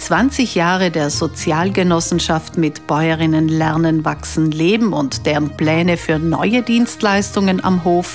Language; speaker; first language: German; native; German